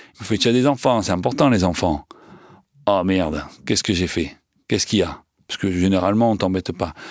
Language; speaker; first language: French; native; French